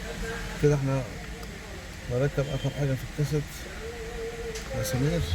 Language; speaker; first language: Arabic; native; Arabic